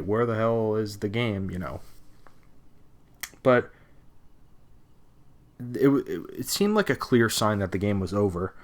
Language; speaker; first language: English; native; English